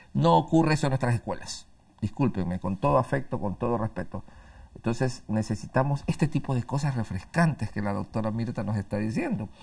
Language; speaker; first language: Spanish; native; Spanish